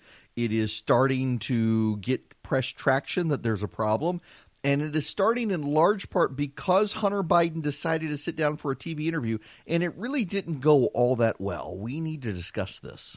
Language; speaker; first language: English; native; English